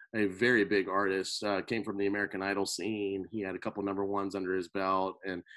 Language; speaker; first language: English; native; English